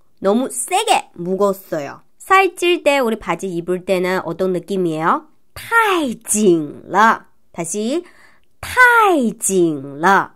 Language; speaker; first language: Korean; non-native, fluent; Chinese